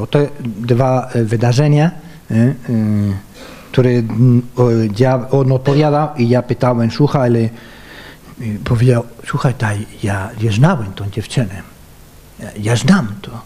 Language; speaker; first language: Polish; non-native, fluent; Spanish